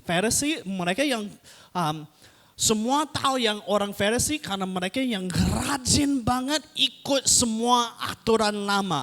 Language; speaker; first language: Indonesian; non-native, fluent; English